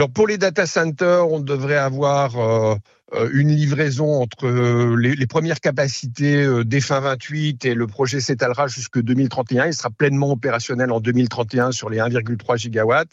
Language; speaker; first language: French; native; French